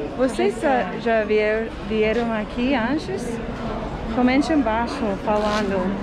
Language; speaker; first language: Portuguese; non-native, learner; English